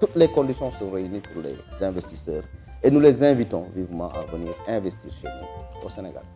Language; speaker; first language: French; non-native, local second language; Wolof